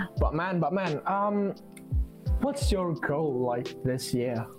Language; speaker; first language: English; non-native, fluent; Indonesian